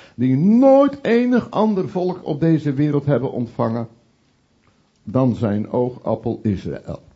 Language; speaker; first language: Dutch; native; Dutch